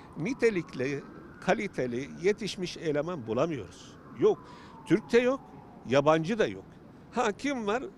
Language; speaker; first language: Turkish; non-native, fluent; Arabic